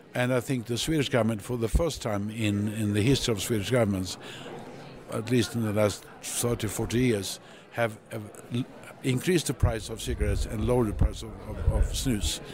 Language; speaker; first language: English; non-native, fluent; Swedish